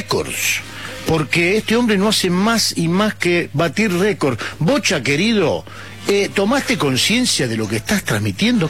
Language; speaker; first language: Spanish; native; Spanish